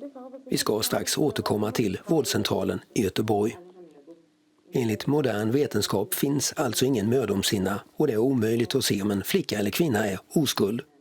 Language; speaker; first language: Swedish; native; Swedish